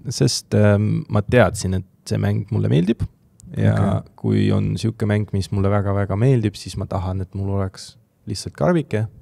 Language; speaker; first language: Estonian; non-native, local second language; Russian